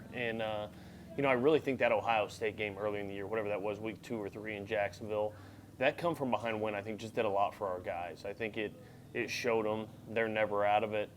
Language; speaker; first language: English; native; English